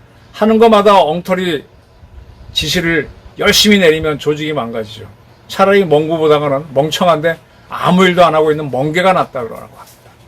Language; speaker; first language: Korean; native; Korean